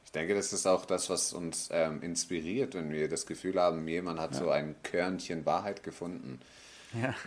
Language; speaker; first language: German; native; German